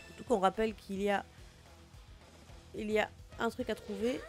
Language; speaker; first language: French; native; French